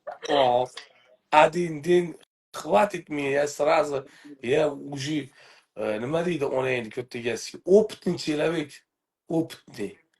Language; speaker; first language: Russian; non-native, learner; Uzbek